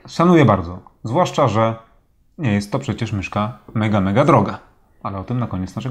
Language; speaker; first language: Polish; native; Polish